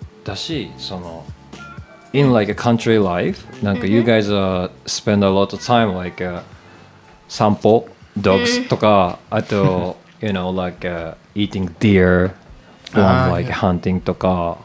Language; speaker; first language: English; non-native, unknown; Japanese